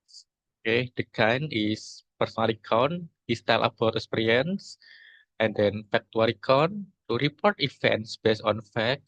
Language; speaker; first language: English; non-native, learner; Indonesian